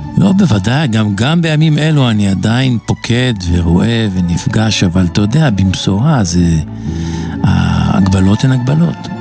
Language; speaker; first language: Hebrew; native; Hebrew